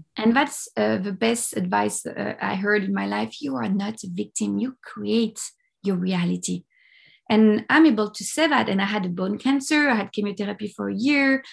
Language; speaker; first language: English; non-native, fluent; French